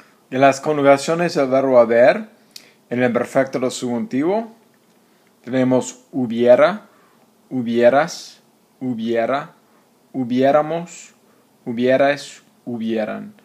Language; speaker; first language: Spanish; non-native, fluent; English